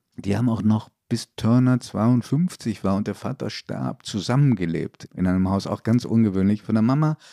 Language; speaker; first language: German; early bilingual, other home language; Italian